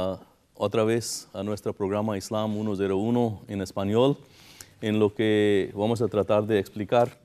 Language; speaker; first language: Spanish; non-native, fluent; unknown